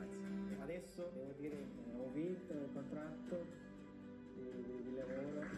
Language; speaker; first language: Italian; non-native, fluent; Filipino